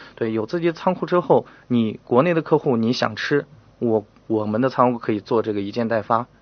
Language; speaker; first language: Chinese; native; Chinese